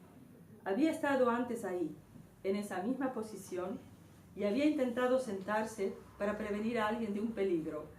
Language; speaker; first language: Spanish; native; Spanish